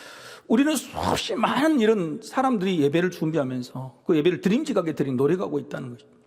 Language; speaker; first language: Korean; native; Korean